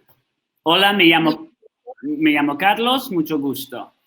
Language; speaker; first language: Spanish; non-native, learner; English